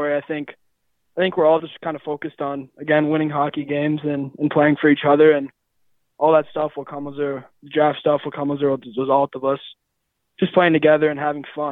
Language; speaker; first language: English; native; English